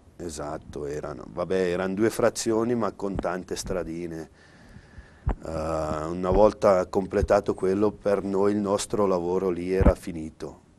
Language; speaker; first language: Italian; native; Italian